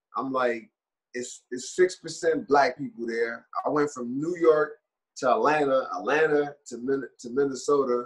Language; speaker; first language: English; native; English